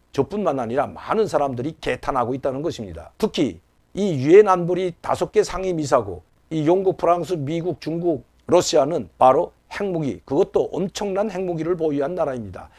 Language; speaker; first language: Korean; native; Korean